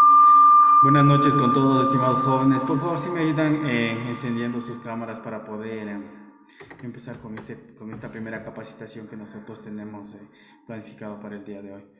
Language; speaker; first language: Spanish; native; Spanish